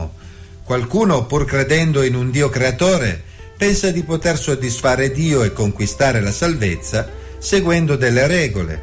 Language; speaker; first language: Italian; native; Italian